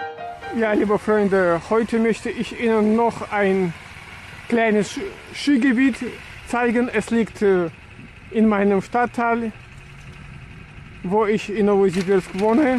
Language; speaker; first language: German; non-native, fluent; Russian